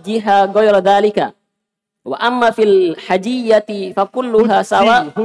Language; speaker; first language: Arabic; non-native, learner; Indonesian